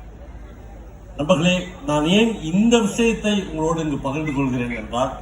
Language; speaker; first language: Tamil; native; Tamil